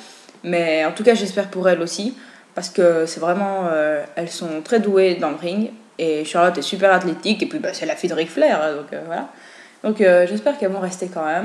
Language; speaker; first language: French; native; French